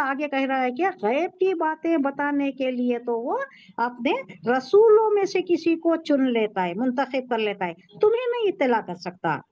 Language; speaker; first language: Urdu; native; Urdu